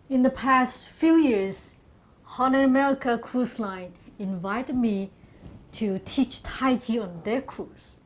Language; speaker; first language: English; non-native, learner; Chinese